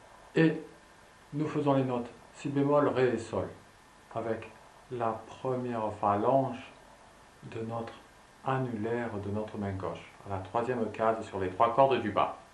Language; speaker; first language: French; native; French